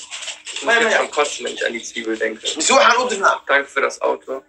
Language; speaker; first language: German; native; German